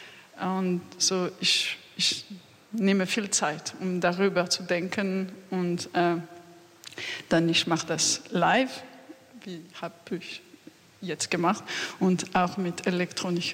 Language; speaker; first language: German; non-native, fluent; French